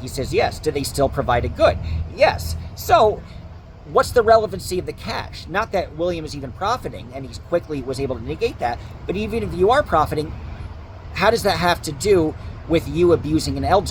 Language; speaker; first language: English; native; English